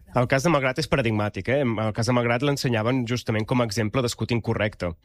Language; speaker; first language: Catalan; native; Catalan